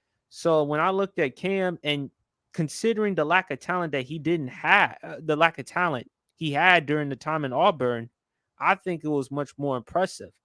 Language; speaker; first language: English; native; English